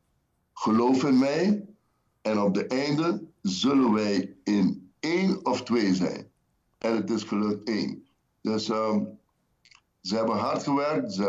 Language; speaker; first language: Dutch; non-native, local second language; Papiamento